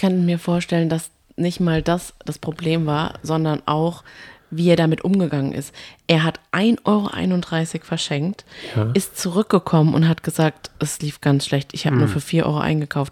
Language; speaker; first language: German; native; German